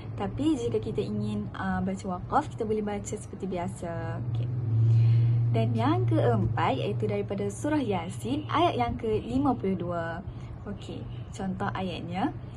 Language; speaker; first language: Malay; native; Malay